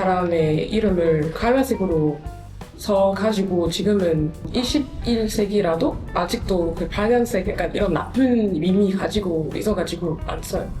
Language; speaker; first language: Korean; non-native, learner; French